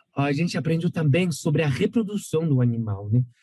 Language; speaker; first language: Portuguese; non-native, fluent; French